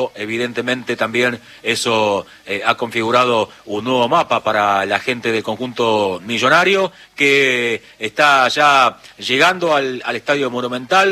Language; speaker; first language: Spanish; native; Spanish